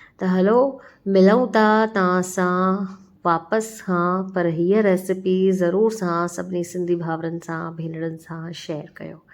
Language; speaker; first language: Sindhi; early bilingual, heritage; Sindhi